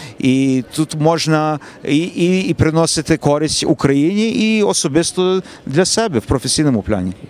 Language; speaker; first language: Ukrainian; early bilingual, heritage; Ukrainian